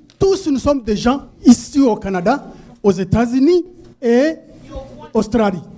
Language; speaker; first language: French; non-native, local second language; Kinyarwanda